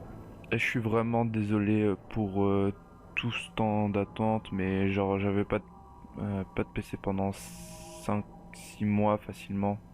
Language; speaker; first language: French; native; French